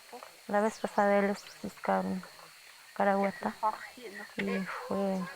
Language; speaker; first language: Spanish; non-native, local second language; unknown